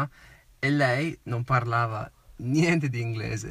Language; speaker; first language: Italian; non-native, fluent; English